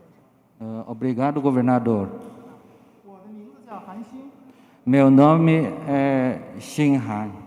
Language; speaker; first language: Portuguese; non-native, learner; Chinese